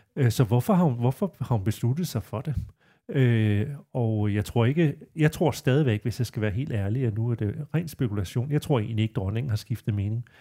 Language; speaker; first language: Danish; native; Danish